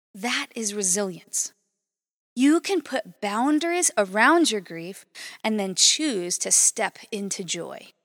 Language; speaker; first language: English; native; English